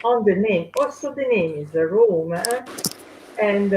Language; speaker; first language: English; non-native, fluent; Italian